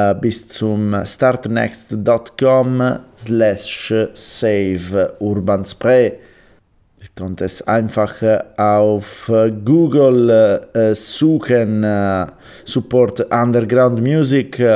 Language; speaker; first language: German; non-native, learner; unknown